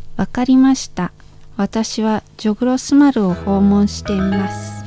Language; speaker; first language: Japanese; non-native, fluent; Indonesian